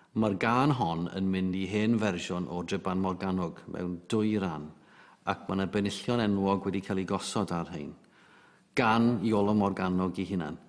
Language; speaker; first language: Welsh; native; Welsh